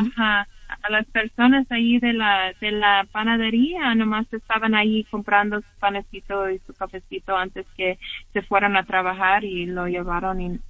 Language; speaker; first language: Spanish; early bilingual, heritage; English